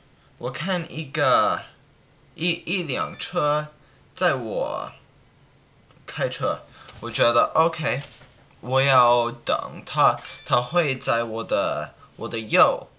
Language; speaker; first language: Chinese; non-native, learner; English